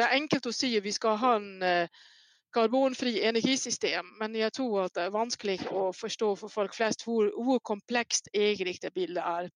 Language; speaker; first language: Norwegian; non-native, fluent; Dutch